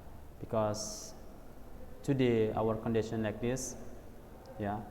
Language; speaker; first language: English; non-native, learner; Indonesian